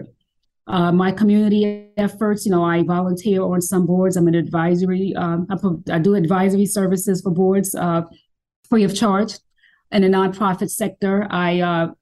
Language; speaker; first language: English; native; English